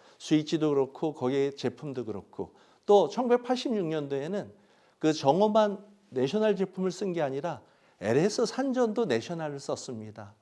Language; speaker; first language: Korean; native; Korean